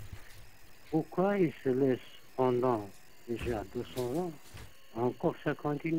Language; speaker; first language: French; native; French